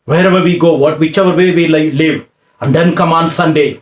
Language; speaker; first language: English; non-native, local second language; Tamil